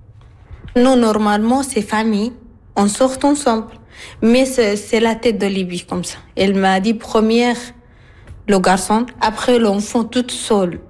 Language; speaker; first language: French; non-native, learner; Arabic